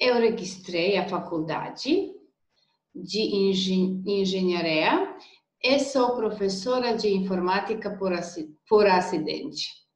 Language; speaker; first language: Portuguese; non-native, learner; Serbian